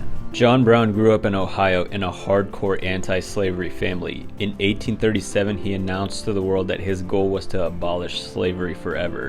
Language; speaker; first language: English; native; English